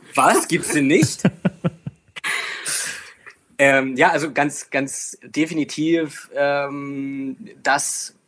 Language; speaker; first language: German; native; German